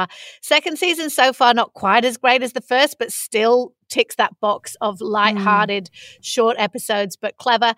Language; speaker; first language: English; native; English